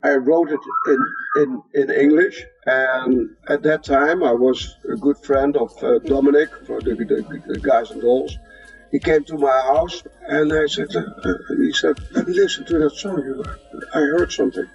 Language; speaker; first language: English; non-native, fluent; Dutch